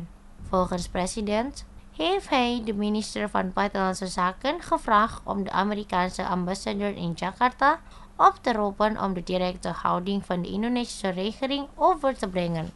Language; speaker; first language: Dutch; non-native, fluent; Indonesian